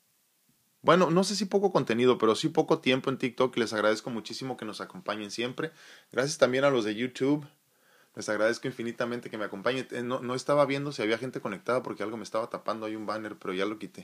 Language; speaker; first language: Spanish; native; Spanish